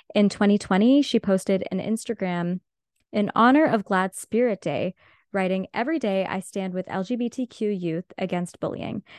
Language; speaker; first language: English; native; English